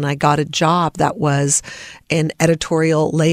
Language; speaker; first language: English; native; English